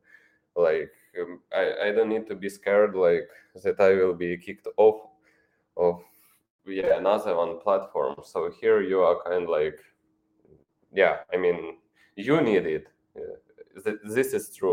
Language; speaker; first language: English; non-native, fluent; Ukrainian